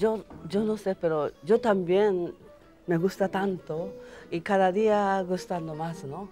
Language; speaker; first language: Spanish; non-native, learner; Japanese